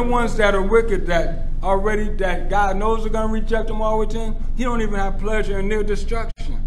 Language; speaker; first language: English; native; English